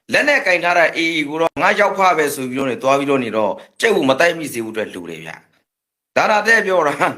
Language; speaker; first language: Burmese; native; Burmese